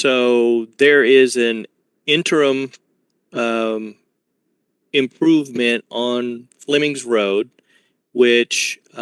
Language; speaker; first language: English; native; English